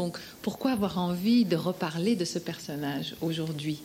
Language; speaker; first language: French; native; French